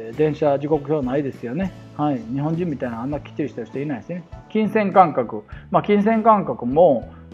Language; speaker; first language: Japanese; native; Japanese